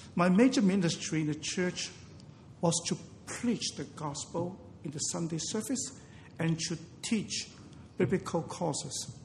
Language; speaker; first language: English; non-native, local second language; Cantonese